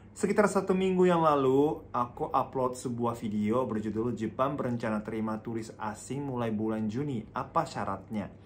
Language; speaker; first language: Indonesian; non-native, fluent; Japanese